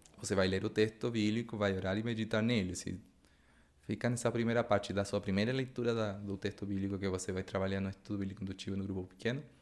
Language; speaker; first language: Portuguese; non-native, fluent; Spanish